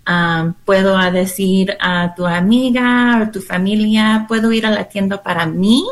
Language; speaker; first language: Spanish; non-native, learner; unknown